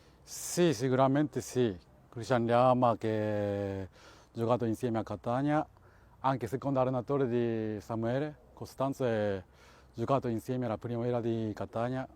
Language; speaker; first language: Italian; non-native, learner; Japanese